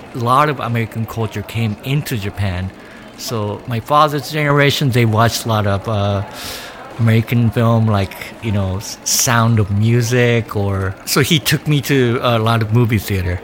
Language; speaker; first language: English; early bilingual, other home language; Japanese